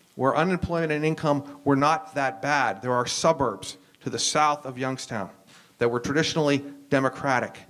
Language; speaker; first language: English; native; English